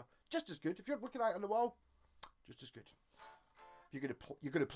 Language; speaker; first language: English; native; English